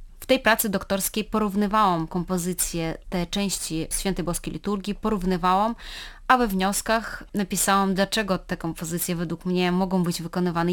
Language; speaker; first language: Polish; non-native, fluent; Russian